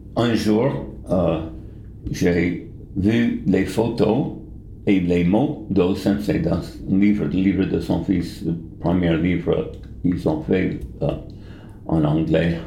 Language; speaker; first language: French; non-native, fluent; English